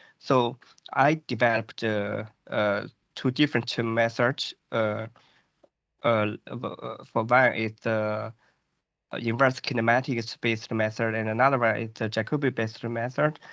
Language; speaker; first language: English; non-native, fluent; Chinese